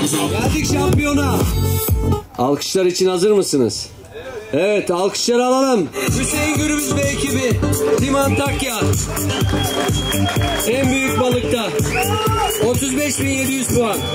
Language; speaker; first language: Turkish; native; Turkish